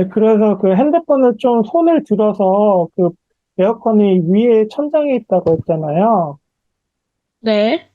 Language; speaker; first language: Korean; native; Korean